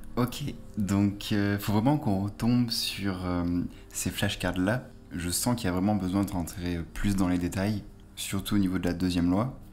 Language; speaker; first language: French; native; French